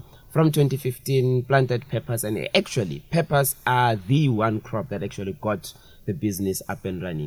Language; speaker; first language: English; non-native, local second language; Tswana